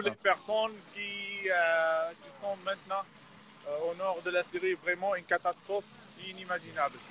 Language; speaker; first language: French; non-native, fluent; Arabic